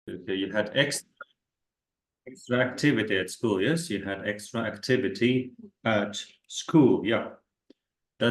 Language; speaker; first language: English; non-native, fluent; Kazakh